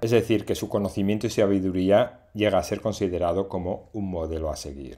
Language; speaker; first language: Spanish; native; Spanish